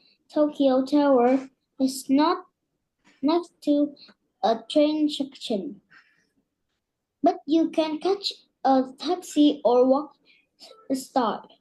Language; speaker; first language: English; non-native, learner; Vietnamese